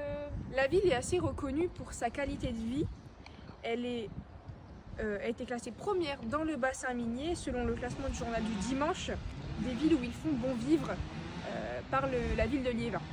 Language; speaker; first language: French; native; French